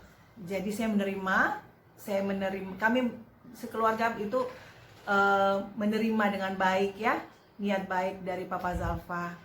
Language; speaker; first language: Indonesian; native; Indonesian